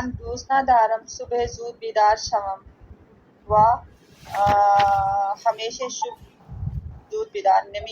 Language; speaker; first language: Persian; non-native, learner; Urdu